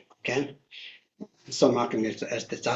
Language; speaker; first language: German; non-native, learner; Tibetan